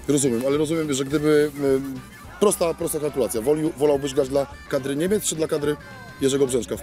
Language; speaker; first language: Polish; native; Polish